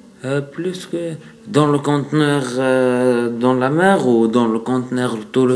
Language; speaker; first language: French; non-native, learner; Arabic